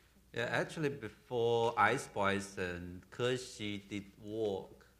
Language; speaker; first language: English; non-native, learner; Chinese